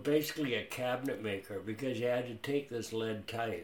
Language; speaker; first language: English; native; English